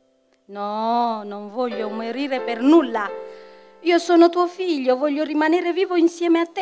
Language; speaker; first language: Italian; non-native, fluent; Tigrinya